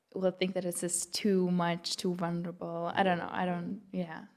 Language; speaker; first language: English; non-native, fluent; Lithuanian